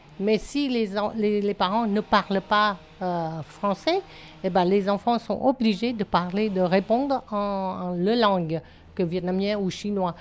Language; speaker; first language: French; non-native, fluent; Vietnamese